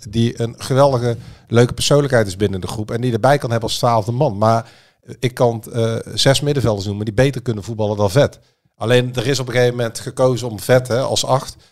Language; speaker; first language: Dutch; native; Dutch